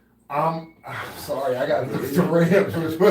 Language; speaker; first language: English; native; English